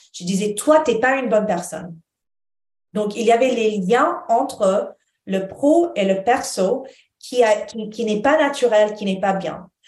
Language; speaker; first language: French; non-native, fluent; Arabic